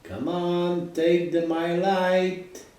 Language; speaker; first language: English; non-native, learner; French